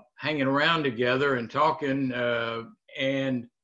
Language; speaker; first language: English; native; English